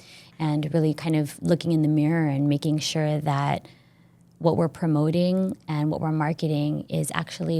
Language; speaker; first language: English; native; English